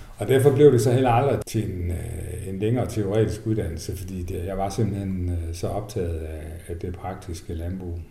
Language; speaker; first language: Danish; native; Danish